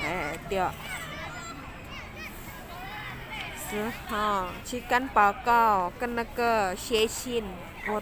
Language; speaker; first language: Chinese; non-native, learner; Javanese